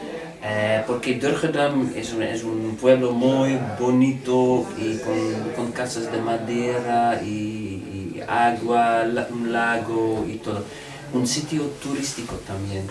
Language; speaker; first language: Spanish; non-native, fluent; Dutch